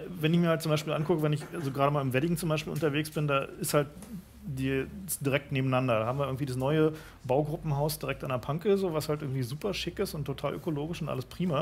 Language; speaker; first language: German; native; German